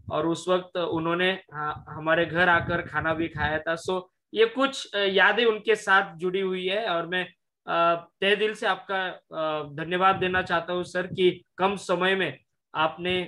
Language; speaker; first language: Hindi; non-native, local second language; Marathi